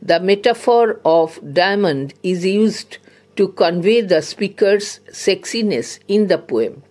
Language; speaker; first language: English; non-native, local second language; Bangla